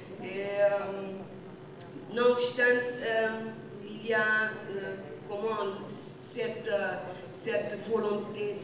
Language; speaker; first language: French; non-native, fluent; Portuguese